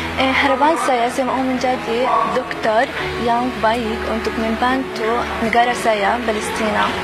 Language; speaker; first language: Indonesian; non-native, learner; Arabic